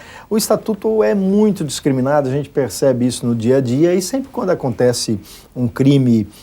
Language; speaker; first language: Portuguese; native; Portuguese